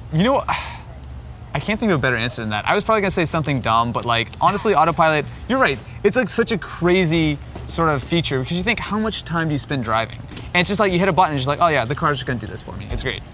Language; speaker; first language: English; native; English